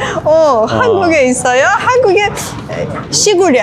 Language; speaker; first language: Korean; non-native, learner; Persian